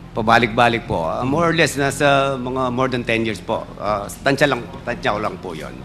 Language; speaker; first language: Filipino; native; Filipino